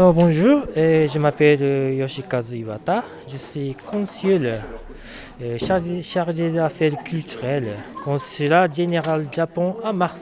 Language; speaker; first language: French; non-native, learner; Japanese